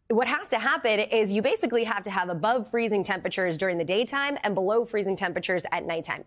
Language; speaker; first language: English; native; English